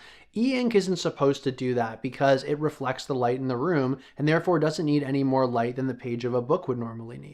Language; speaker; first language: English; native; English